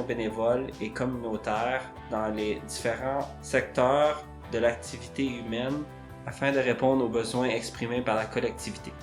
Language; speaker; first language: French; native; French